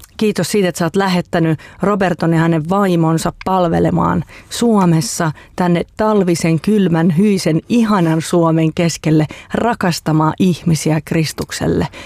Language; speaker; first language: Finnish; native; Finnish